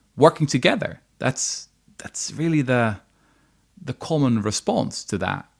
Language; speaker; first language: English; non-native, fluent; Dutch